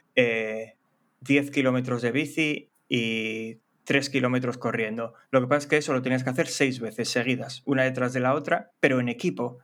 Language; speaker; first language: Spanish; native; Spanish